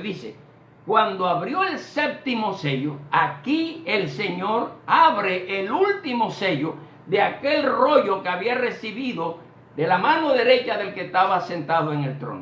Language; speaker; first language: Spanish; native; Spanish